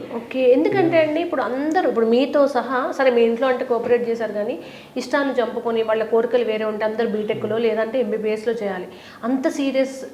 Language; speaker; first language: Telugu; native; Telugu